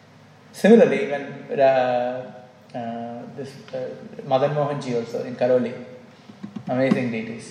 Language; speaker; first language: English; non-native, local second language; Malayalam